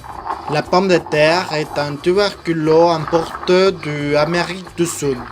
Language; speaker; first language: French; non-native, fluent; Spanish